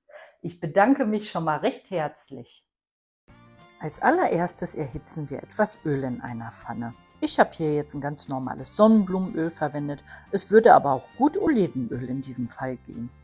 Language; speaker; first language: German; native; German